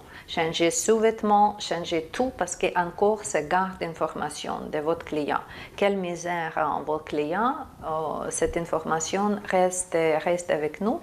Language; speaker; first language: French; non-native, fluent; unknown